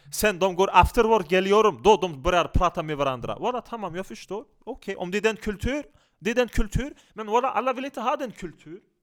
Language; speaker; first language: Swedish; non-native, fluent; Turkish